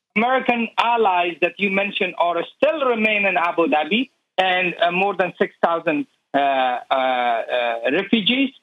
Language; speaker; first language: English; non-native, learner; Persian